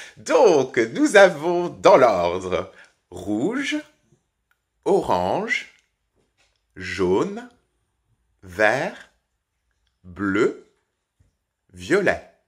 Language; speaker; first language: French; native; French